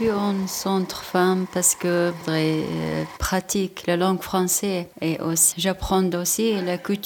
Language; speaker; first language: French; non-native, learner; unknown